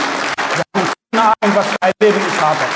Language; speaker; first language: German; non-native, fluent; Arabic